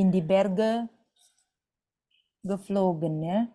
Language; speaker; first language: German; non-native, fluent; Indonesian